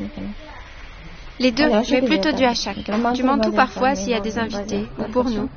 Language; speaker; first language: French; non-native, fluent; Persian